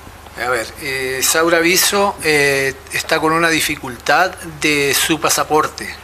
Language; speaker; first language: Spanish; native; Spanish